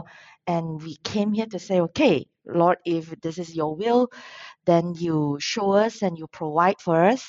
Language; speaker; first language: English; non-native, local second language; Min Nan Chinese